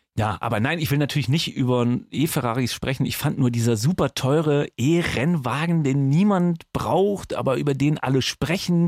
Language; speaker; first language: German; native; German